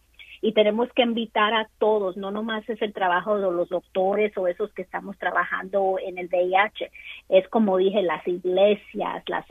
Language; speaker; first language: Spanish; early bilingual, other home language; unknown